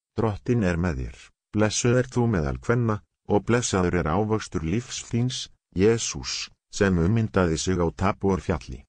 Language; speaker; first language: Icelandic; non-native, learner; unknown